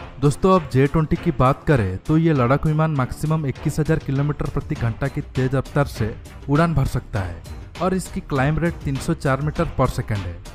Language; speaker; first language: Hindi; native; Hindi